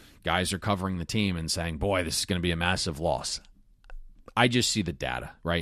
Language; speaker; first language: English; native; English